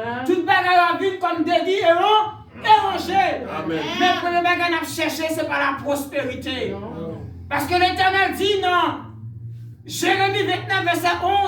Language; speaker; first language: French; non-native, local second language; Haitian Creole